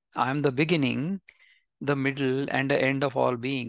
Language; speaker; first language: Hindi; non-native, local second language; Marathi